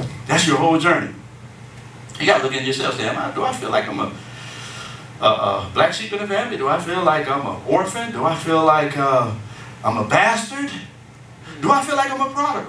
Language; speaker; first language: English; native; English